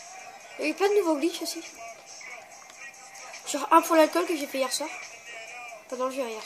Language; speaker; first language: French; native; French